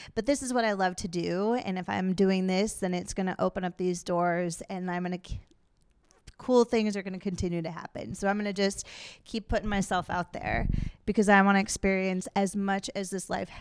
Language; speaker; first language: English; native; English